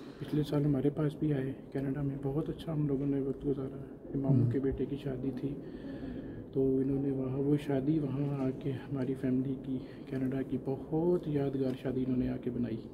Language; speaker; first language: Urdu; native; Urdu